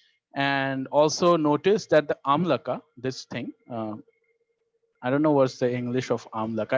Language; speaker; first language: English; non-native, fluent; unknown